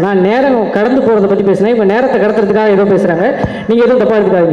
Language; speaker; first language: Tamil; native; Tamil